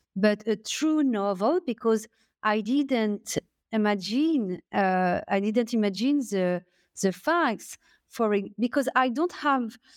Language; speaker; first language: English; non-native, fluent; French